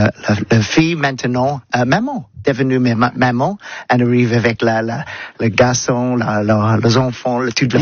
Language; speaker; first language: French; non-native, learner; English